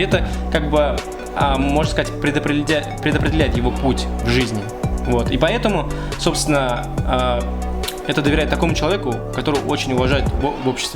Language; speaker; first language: Russian; native; Russian